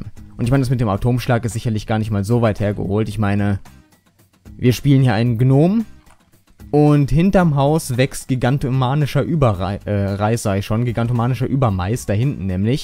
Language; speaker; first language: German; native; German